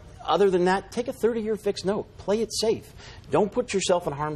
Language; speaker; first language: English; native; English